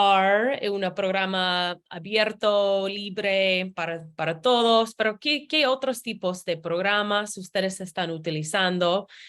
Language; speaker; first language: Spanish; non-native, fluent; English